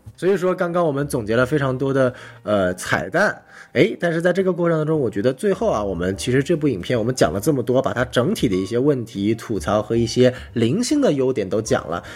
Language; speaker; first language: Chinese; native; Chinese